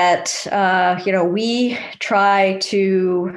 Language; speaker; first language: English; native; English